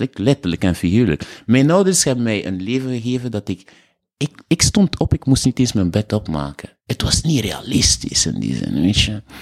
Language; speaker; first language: Dutch; non-native, fluent; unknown